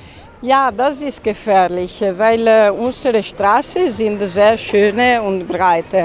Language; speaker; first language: German; non-native, learner; Italian